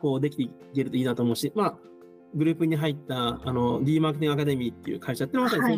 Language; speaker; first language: Japanese; native; Japanese